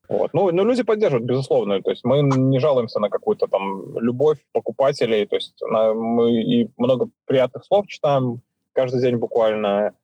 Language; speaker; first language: Russian; native; Russian